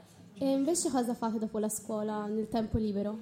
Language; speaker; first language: Italian; native; Italian